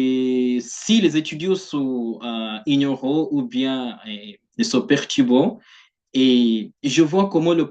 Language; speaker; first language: French; non-native, fluent; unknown